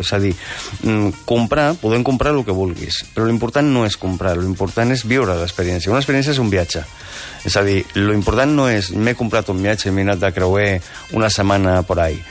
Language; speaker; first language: Catalan; non-native, local second language; Spanish